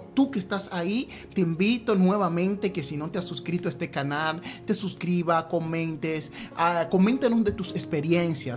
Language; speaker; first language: Spanish; native; Spanish